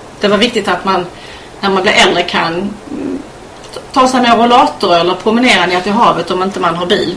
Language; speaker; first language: Swedish; native; Swedish